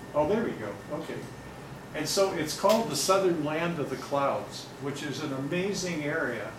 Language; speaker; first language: English; native; English